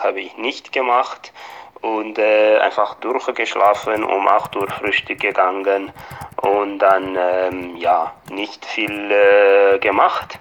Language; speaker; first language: German; non-native, fluent; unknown